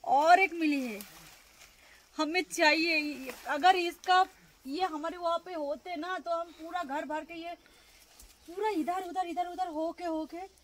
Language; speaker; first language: Hindi; non-native, local second language; Bangla